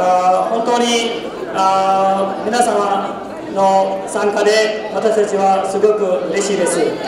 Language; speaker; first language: Japanese; non-native, fluent; Newari